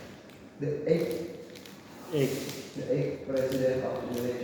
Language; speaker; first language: English; non-native, local second language; Indonesian